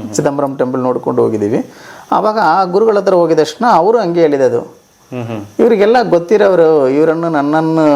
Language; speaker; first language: Kannada; non-native, local second language; Tamil